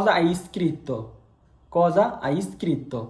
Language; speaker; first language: Italian; non-native, fluent; Bangla